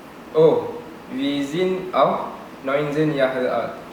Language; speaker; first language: German; non-native, learner; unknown